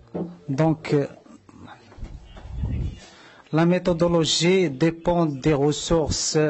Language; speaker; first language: French; non-native, learner; Arabic